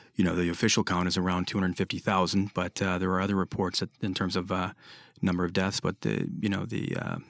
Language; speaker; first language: English; native; English